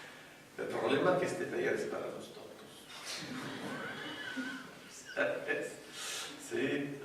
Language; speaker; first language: Spanish; non-native, fluent; French